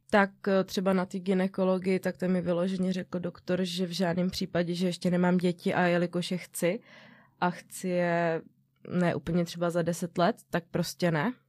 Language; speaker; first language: Czech; native; Czech